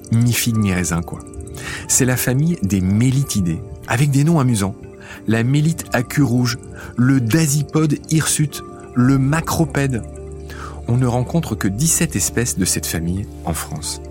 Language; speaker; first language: French; native; French